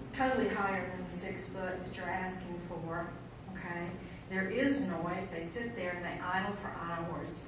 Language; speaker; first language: English; native; English